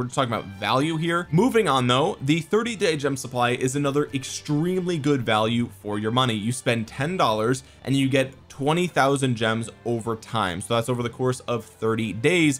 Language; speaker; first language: English; native; English